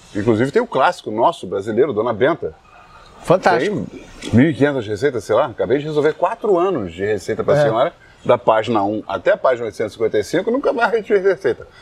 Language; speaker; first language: Portuguese; non-native, fluent; English